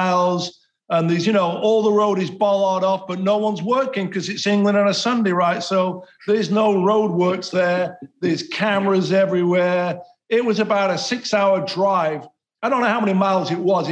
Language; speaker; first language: English; native; English